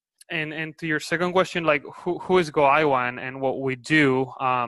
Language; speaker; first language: English; non-native, fluent; Spanish